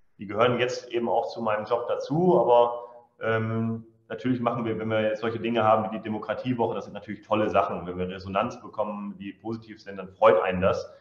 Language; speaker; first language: German; native; German